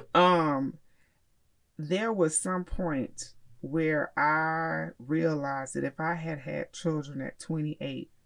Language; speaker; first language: English; native; English